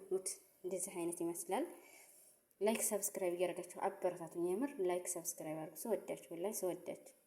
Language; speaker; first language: Amharic; native; Amharic